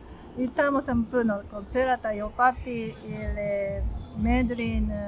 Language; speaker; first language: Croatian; non-native, learner; Japanese